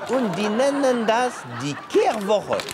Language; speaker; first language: German; non-native, fluent; French